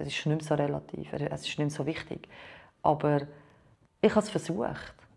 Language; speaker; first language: German; non-native, fluent; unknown